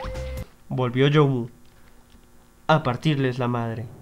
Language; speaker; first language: Spanish; native; Spanish